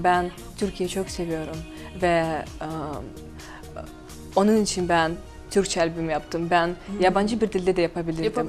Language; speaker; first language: Turkish; non-native, fluent; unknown